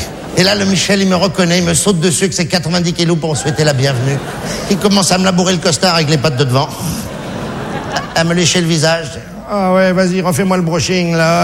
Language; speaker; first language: French; native; French